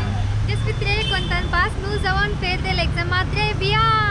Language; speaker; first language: French; non-native, learner; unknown